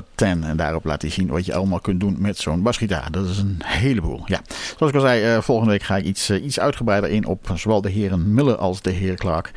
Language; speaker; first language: Dutch; native; Dutch